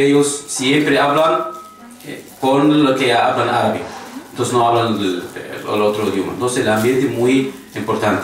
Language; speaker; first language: Spanish; non-native, fluent; Arabic